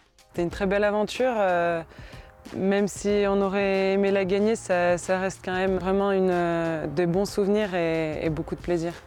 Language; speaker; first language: French; native; French